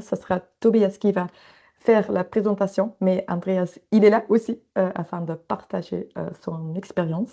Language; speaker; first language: French; native; French